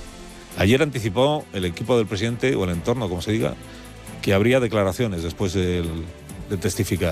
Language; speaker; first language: Spanish; native; Spanish